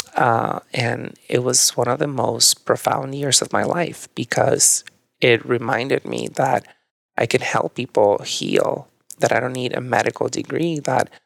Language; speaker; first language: English; early bilingual, other home language; Spanish